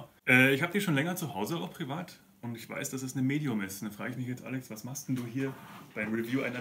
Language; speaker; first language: German; native; German